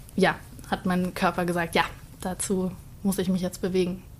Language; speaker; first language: German; native; German